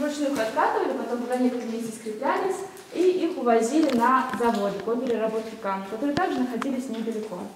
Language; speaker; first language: Russian; native; Russian